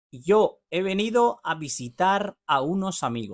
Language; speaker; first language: Spanish; non-native, fluent; Urdu